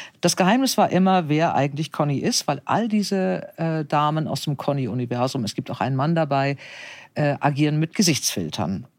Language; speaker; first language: German; native; German